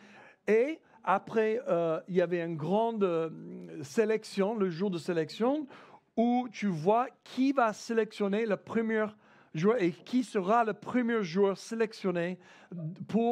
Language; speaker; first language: French; non-native, fluent; English